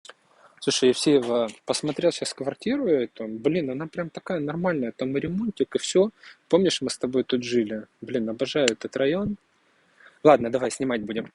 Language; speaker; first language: Russian; native; Russian